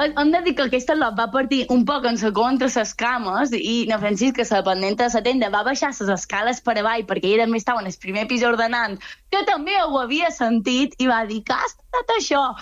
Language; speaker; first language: Catalan; native; Catalan